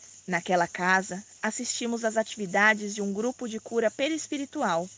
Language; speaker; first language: Portuguese; native; Portuguese